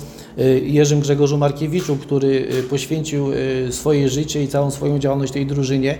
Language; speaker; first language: Polish; native; Polish